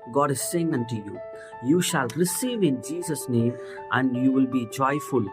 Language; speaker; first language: English; non-native, local second language; Tamil